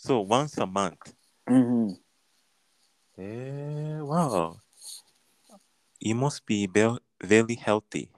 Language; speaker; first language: English; non-native, learner; Japanese